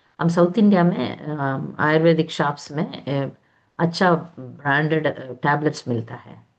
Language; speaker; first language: Hindi; non-native, local second language; Tamil